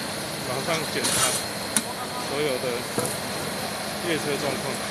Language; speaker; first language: Chinese; native; Chinese